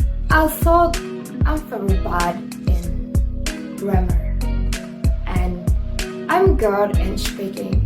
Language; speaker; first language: English; non-native, fluent; Indonesian